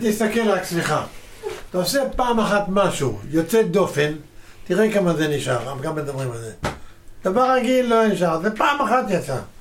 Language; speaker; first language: Hebrew; native; Hebrew